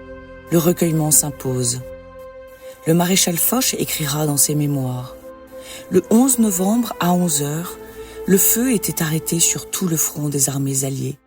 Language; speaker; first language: French; native; French